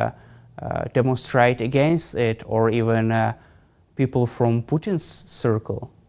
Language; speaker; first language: English; non-native, fluent; Ukrainian